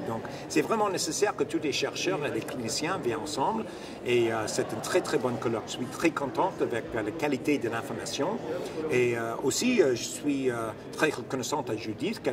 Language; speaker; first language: French; non-native, fluent; English